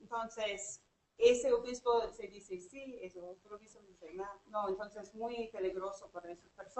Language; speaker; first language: Spanish; non-native, learner; English